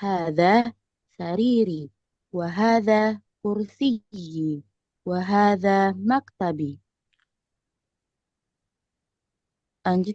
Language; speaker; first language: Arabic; non-native, learner; Indonesian